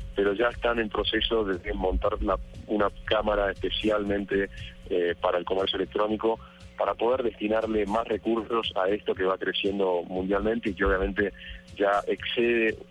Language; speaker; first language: Spanish; native; Spanish